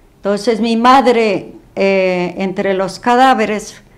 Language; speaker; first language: Spanish; native; Spanish